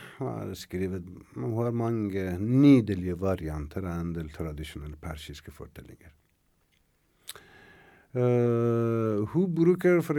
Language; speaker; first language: Norwegian; non-native, fluent; Persian